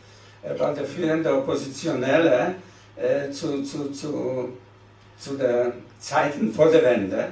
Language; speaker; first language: German; non-native, fluent; Polish